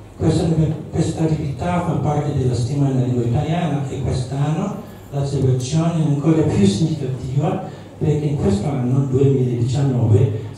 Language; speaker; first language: Italian; non-native, fluent; Indonesian